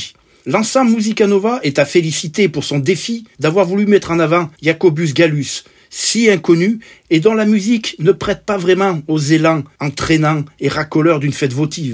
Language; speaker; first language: French; native; French